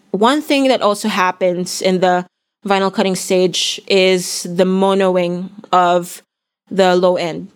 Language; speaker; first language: English; non-native, local second language; Filipino